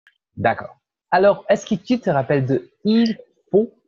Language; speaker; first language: French; non-native, fluent; Portuguese